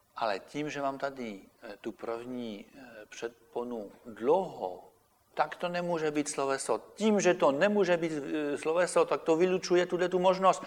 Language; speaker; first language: Czech; non-native, fluent; French